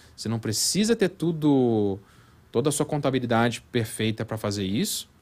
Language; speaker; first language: Portuguese; non-native, fluent; English